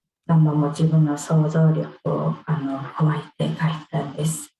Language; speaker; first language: Japanese; non-native, fluent; Mongolian